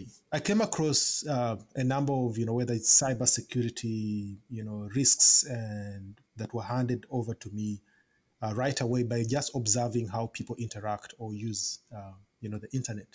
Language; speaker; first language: English; non-native, local second language; Ganda